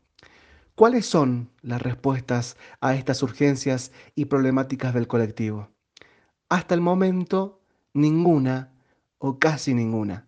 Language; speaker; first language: Spanish; native; Spanish